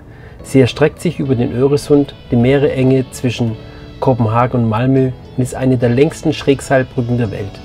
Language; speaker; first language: German; native; German